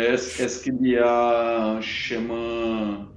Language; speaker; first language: French; non-native, learner; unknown